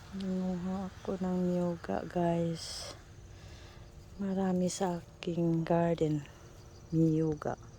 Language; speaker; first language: Filipino; non-native, local second language; Cebuano